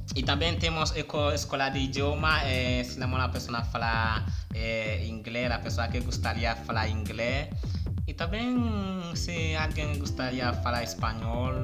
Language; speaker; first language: Portuguese; non-native, learner; Haitian Creole